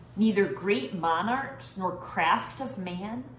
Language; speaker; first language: English; native; English